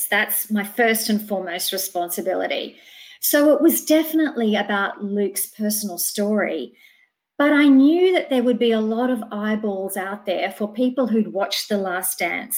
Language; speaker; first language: English; native; English